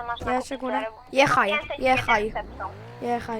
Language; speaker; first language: Polish; early bilingual, heritage; Polish